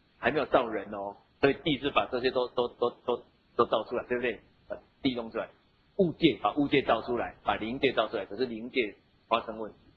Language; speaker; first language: Chinese; native; Chinese